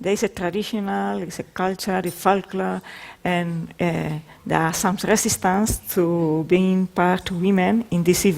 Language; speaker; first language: English; non-native, learner; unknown